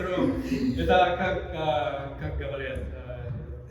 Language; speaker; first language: Russian; non-native, learner; Malay